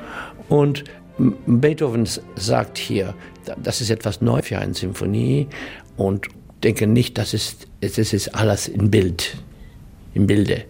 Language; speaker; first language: German; non-native, fluent; English